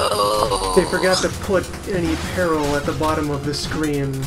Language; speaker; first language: English; native; English